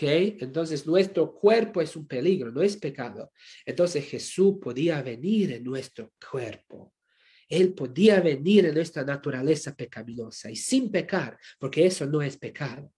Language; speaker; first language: Spanish; non-native, fluent; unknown